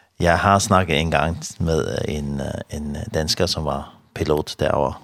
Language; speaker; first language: Danish; non-native, learner; Faroese